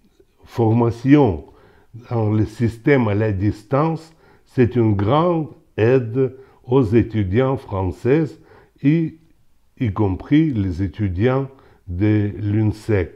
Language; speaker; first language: French; non-native, local second language; Ukrainian